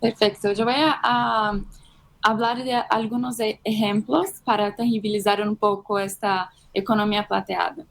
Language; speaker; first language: Spanish; non-native, fluent; Portuguese